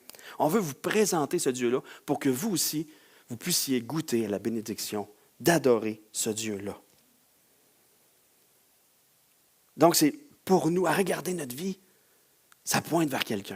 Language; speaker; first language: French; native; French